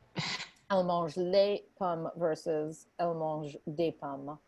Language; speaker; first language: French; non-native, fluent; English